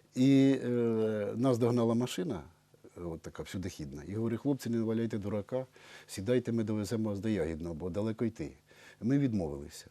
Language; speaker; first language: Ukrainian; native; Ukrainian